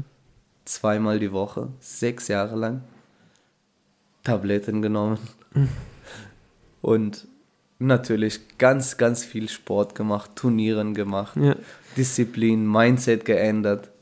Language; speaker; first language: German; non-native, fluent; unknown